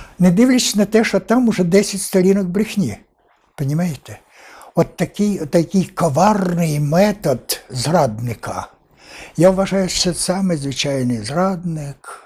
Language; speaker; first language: Ukrainian; native; Ukrainian